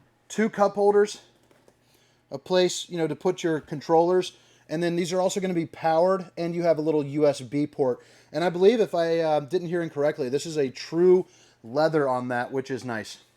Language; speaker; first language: English; native; English